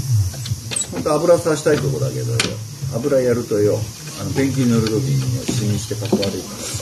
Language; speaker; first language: Japanese; native; Japanese